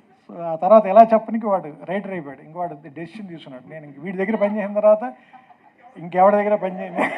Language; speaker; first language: Telugu; native; Telugu